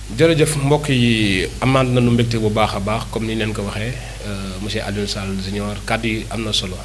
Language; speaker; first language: Wolof; native; Wolof